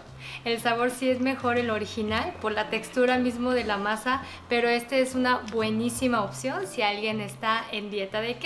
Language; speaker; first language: Spanish; non-native, fluent; Korean